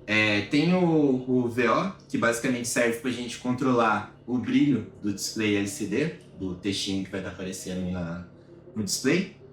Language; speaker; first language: Portuguese; native; Portuguese